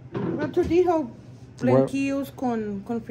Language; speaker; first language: Spanish; non-native, learner; English